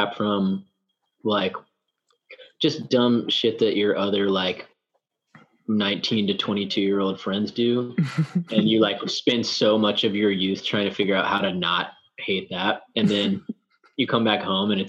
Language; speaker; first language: English; native; English